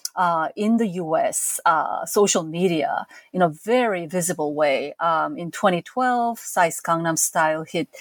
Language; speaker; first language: English; non-native, fluent; Korean